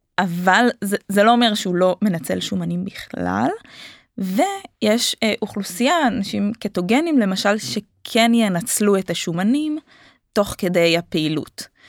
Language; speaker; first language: Hebrew; native; Hebrew